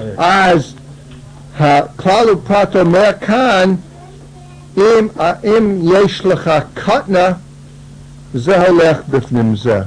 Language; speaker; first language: Hebrew; non-native, fluent; English